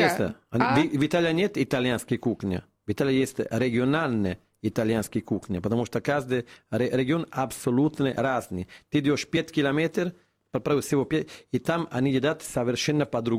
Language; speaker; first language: Russian; non-native, fluent; Italian